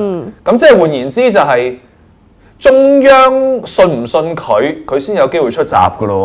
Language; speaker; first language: Cantonese; native; Cantonese